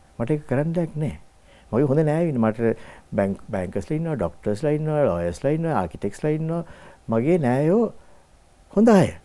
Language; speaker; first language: Sinhala; native; Sinhala